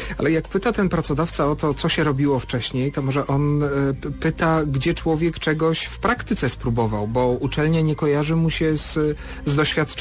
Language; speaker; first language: Polish; native; Polish